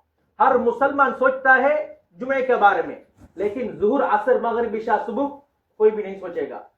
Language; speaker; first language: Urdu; non-native, local second language; Tamil